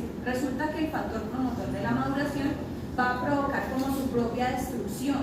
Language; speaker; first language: Spanish; native; Spanish